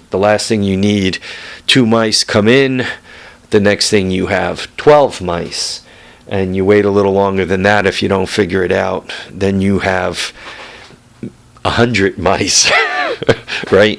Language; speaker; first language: English; native; English